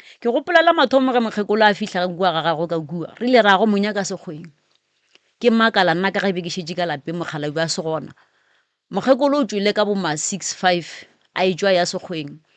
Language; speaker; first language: Northern Sotho; native; Northern Sotho